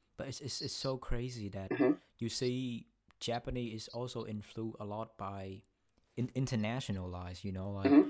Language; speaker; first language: English; non-native, fluent; Vietnamese